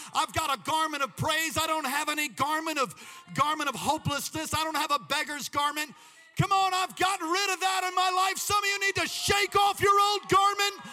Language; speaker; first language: English; native; English